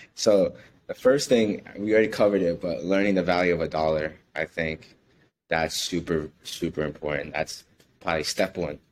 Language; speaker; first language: English; native; English